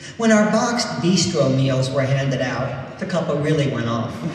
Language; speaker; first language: English; native; English